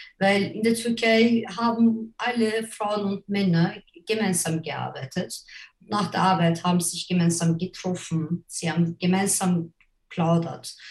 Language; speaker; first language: German; non-native, fluent; Turkish